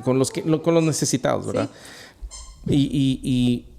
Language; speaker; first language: Spanish; early bilingual, other home language; English